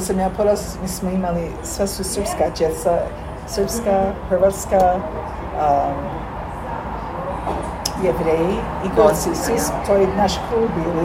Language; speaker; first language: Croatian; early bilingual, heritage; Serbian